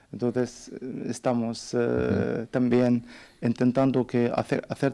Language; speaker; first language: Spanish; non-native, learner; Arabic